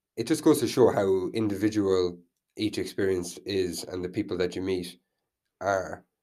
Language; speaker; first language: English; native; English